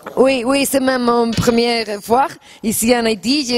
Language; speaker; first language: French; non-native, learner; Spanish